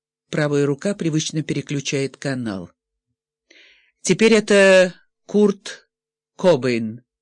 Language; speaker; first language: Russian; native; Russian